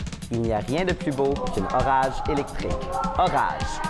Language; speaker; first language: French; native; French